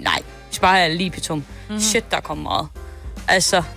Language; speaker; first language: Danish; native; Danish